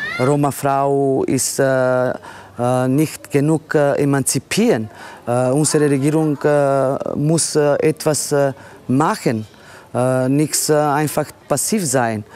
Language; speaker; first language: German; non-native, learner; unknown